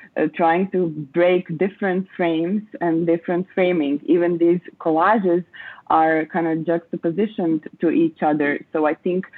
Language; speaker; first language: English; non-native, fluent; Croatian